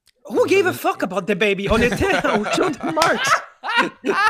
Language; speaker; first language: English; native; English